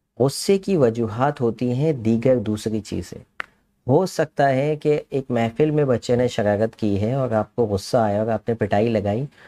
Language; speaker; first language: Urdu; native; Urdu